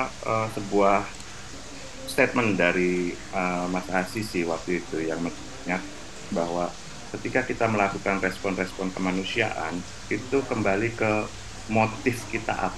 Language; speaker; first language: Indonesian; native; Indonesian